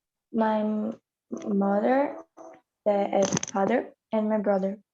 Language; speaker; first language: English; non-native, learner; Portuguese